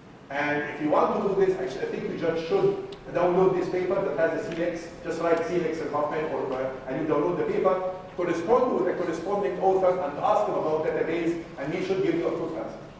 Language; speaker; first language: English; non-native, fluent; Arabic